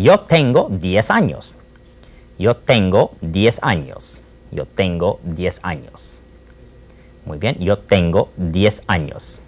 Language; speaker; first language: Spanish; non-native, fluent; English